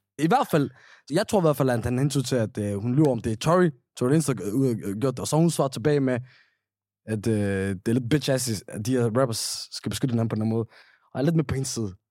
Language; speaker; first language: Danish; early bilingual, other home language; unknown